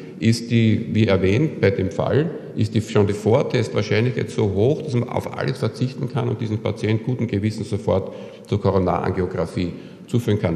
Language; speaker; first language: German; native; German